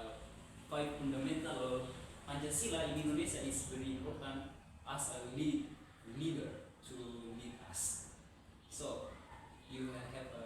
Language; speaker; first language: English; non-native, learner; Indonesian